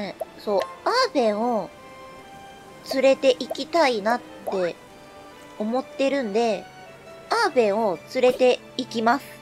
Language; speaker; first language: Japanese; native; Japanese